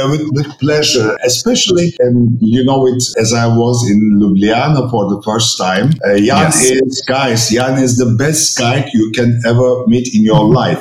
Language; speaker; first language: English; non-native, fluent; Turkish